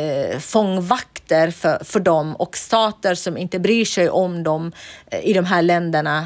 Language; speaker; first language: Swedish; non-native, fluent; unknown